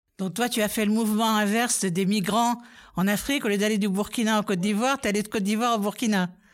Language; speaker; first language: French; native; French